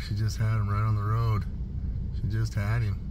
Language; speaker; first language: English; native; English